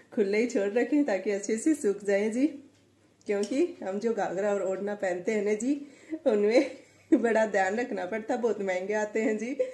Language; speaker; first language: Hindi; native; Hindi